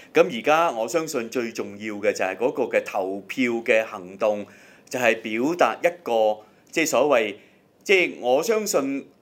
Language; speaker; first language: Cantonese; native; Cantonese